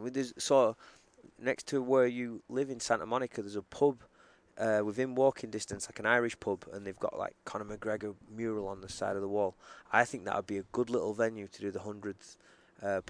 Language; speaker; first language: English; native; English